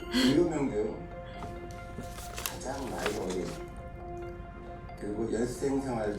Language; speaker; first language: Korean; native; Korean